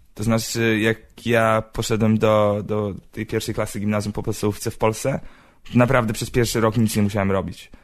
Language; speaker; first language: Polish; early bilingual, heritage; Polish